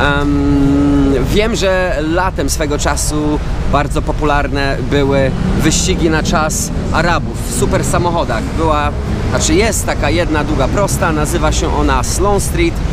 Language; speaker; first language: Polish; native; Polish